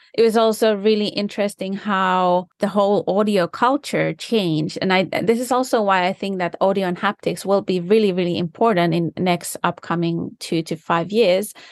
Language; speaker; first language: English; non-native, fluent; Finnish